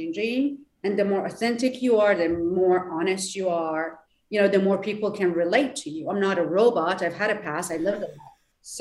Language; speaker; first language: English; non-native, fluent; Persian